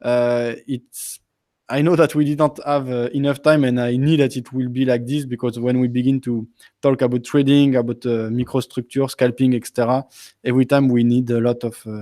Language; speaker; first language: English; non-native, learner; French